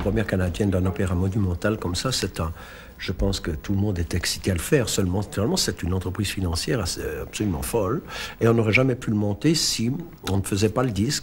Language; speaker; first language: French; native; French